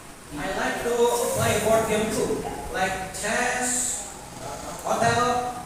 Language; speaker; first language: English; non-native, learner; Indonesian